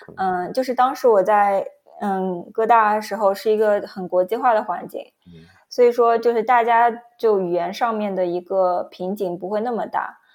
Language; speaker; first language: Chinese; native; Chinese